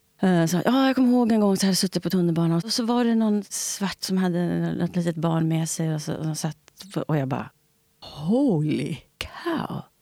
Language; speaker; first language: Swedish; native; Swedish